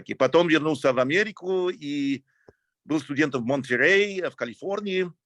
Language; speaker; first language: Russian; non-native, fluent; English